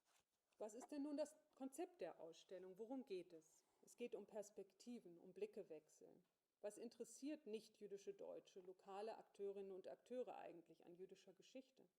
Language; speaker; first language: German; native; German